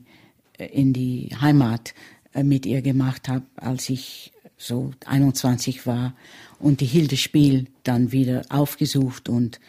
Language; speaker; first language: German; early bilingual, heritage; German